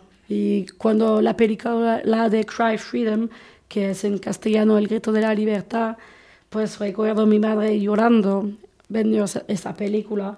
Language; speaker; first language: Spanish; non-native, fluent; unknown